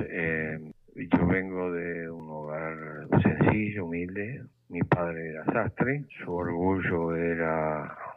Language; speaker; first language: Spanish; native; Spanish